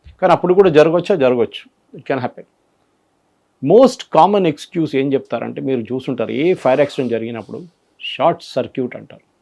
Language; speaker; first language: Telugu; non-native, fluent; Malayalam